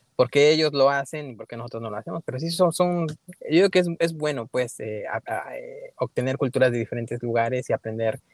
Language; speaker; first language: Spanish; early bilingual, heritage; Spanish